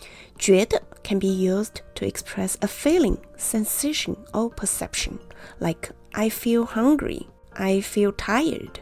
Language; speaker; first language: English; non-native, fluent; Chinese